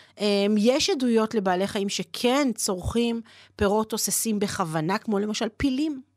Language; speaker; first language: Hebrew; native; Hebrew